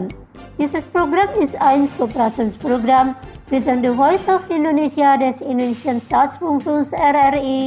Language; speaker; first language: German; non-native, fluent; Indonesian